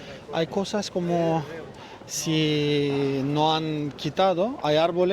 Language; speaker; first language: Spanish; non-native, learner; Turkish